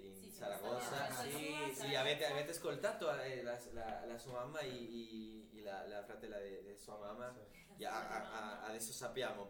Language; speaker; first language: Italian; non-native, learner; Spanish